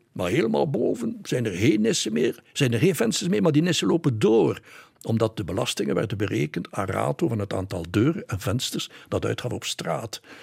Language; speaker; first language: Dutch; native; Dutch